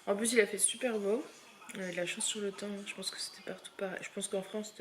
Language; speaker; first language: French; native; French